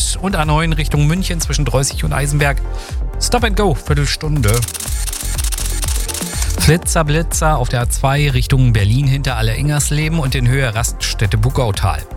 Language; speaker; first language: German; native; German